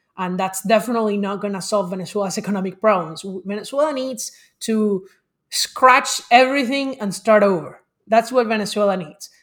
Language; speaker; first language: English; non-native, fluent; Spanish